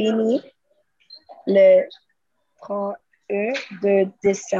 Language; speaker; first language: French; non-native, learner; Spanish